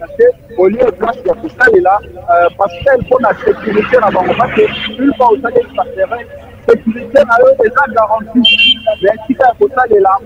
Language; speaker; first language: French; non-native, local second language; Lingala